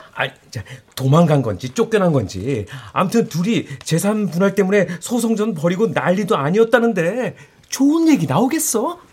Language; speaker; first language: Korean; native; Korean